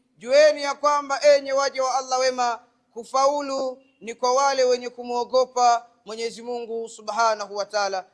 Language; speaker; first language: Swahili; non-native, local second language; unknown